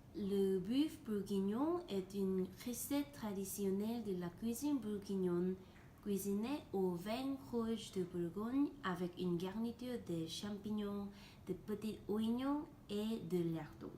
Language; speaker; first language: French; non-native, learner; Korean